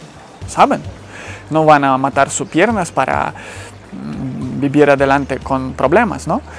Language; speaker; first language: Spanish; non-native, fluent; Ukrainian